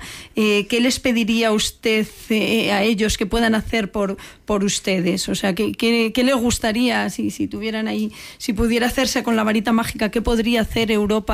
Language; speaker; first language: Spanish; native; Spanish